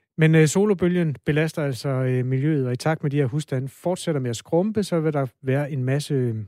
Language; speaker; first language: Danish; native; Danish